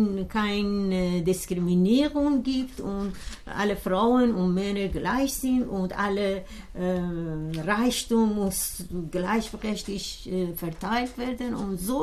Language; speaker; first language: German; non-native, learner; Persian